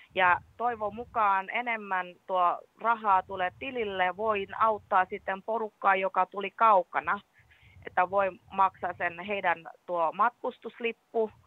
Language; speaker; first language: Finnish; non-native, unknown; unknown